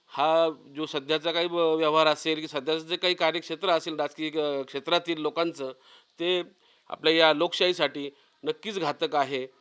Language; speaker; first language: Marathi; native; Marathi